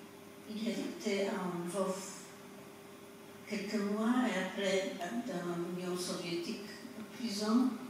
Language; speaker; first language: French; non-native, fluent; Polish